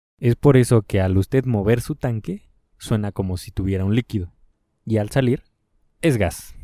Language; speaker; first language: Spanish; native; Spanish